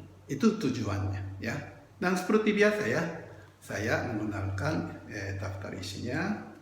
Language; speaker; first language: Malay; non-native, fluent; Japanese